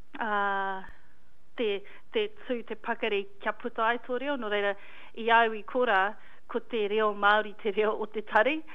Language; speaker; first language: Māori; non-native, local second language; English